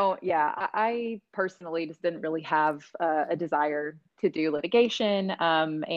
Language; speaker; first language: English; native; English